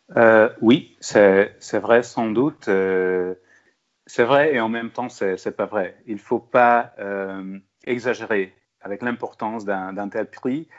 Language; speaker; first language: French; non-native, fluent; Hungarian